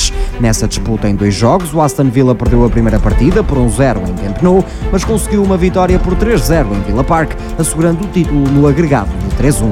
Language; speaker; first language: Portuguese; native; Portuguese